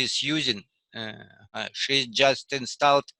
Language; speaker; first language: English; non-native, learner; Russian